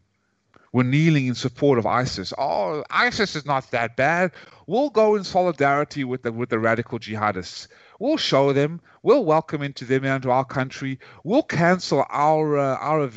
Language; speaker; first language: English; native; English